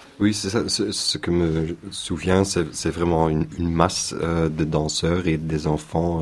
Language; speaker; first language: French; non-native, local second language; Dutch